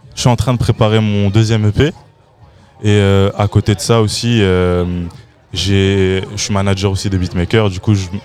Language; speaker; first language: French; native; French